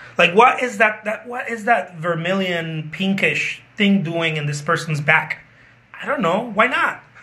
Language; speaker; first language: English; non-native, fluent; Spanish